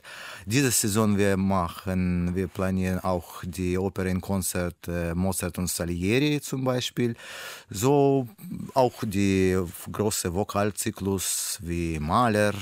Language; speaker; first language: German; non-native, learner; Russian